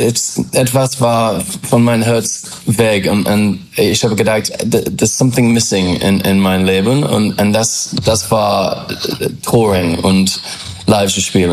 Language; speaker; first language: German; non-native, fluent; English